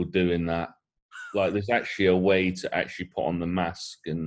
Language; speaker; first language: English; native; English